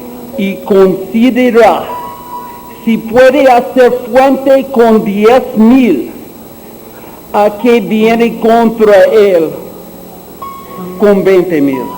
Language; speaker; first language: Spanish; non-native, learner; English